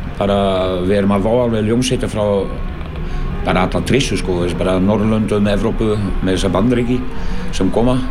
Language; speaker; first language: Icelandic; non-native, fluent; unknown